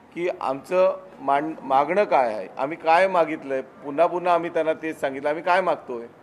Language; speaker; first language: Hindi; non-native, local second language; Marathi